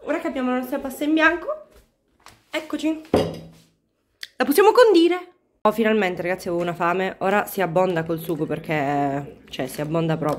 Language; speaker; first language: Italian; native; Italian